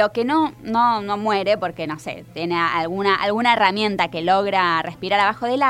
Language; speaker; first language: Spanish; native; Spanish